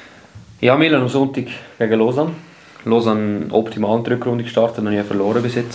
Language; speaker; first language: German; native; German